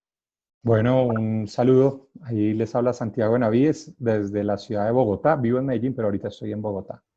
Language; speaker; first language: Spanish; native; Spanish